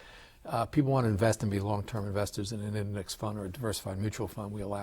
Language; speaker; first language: English; native; English